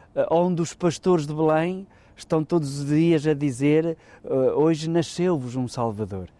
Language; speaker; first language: Portuguese; native; Portuguese